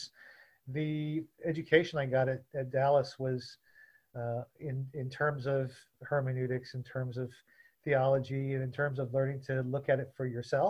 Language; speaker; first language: English; native; English